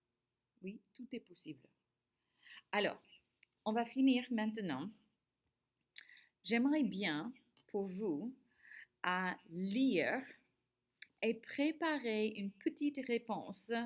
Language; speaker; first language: French; non-native, fluent; English